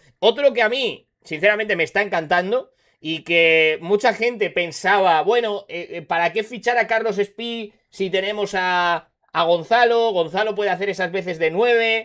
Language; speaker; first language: Spanish; native; Spanish